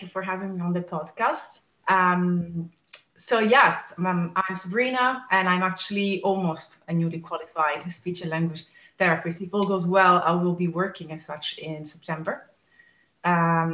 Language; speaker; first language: English; non-native, fluent; Italian